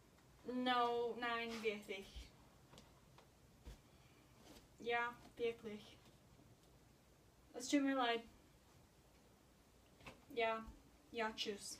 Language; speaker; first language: German; non-native, learner; English